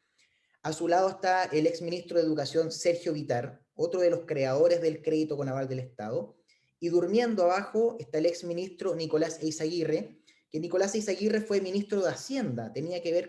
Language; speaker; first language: Spanish; native; Spanish